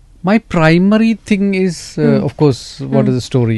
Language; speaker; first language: English; non-native, local second language; Malayalam